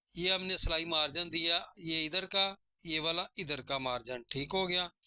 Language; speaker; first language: Urdu; non-native, local second language; Punjabi